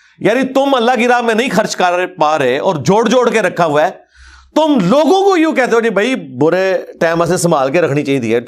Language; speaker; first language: Urdu; non-native, local second language; Punjabi